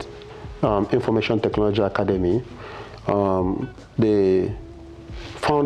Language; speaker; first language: English; non-native, local second language; Igbo